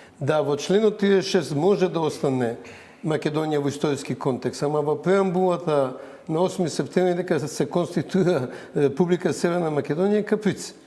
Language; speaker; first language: Macedonian; native; Macedonian